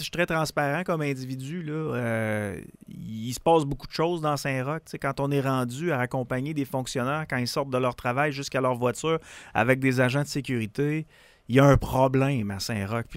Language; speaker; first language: French; native; French